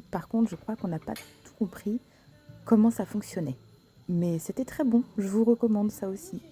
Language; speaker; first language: French; native; French